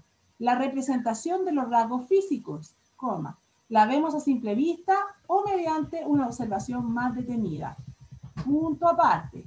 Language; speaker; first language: Spanish; native; Spanish